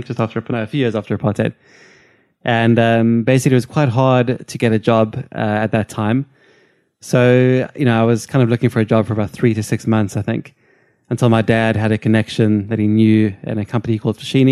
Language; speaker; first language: English; native; English